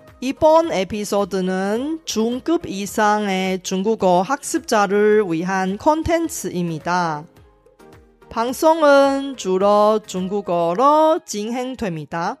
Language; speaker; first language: Korean; non-native, fluent; Chinese